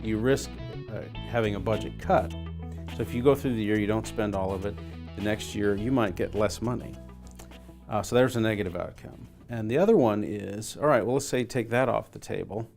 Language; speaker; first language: English; native; English